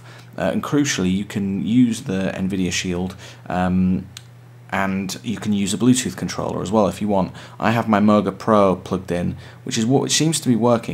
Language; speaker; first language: English; native; English